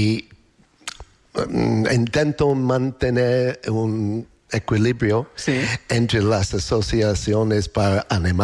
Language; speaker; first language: Spanish; non-native, learner; English